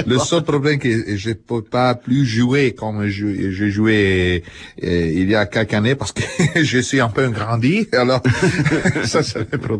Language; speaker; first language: French; non-native, fluent; Italian